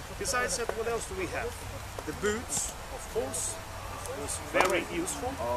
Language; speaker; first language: English; non-native, fluent; Portuguese